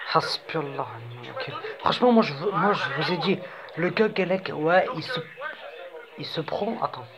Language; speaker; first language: French; native; French